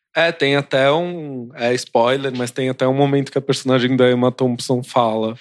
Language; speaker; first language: Portuguese; native; Portuguese